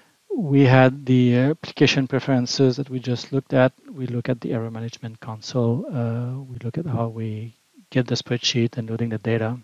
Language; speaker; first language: English; non-native, fluent; French